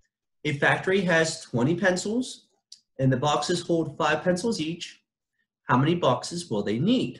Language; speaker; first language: English; native; English